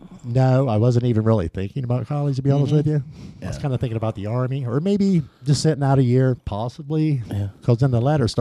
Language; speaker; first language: English; native; English